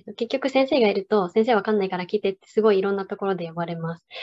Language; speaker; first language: Japanese; native; Japanese